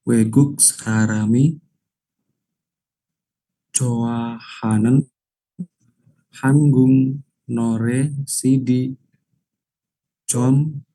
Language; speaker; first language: Korean; non-native, learner; Indonesian